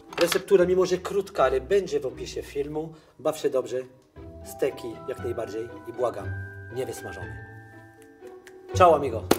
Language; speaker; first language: Polish; non-native, fluent; French